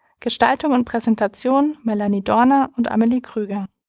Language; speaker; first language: German; native; German